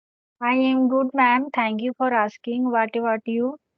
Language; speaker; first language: English; non-native, learner; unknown